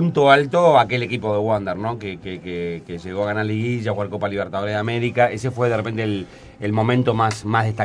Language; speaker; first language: Spanish; native; Spanish